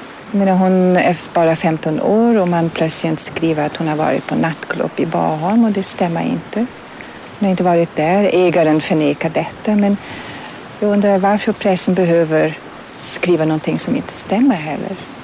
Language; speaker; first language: Swedish; non-native, fluent; German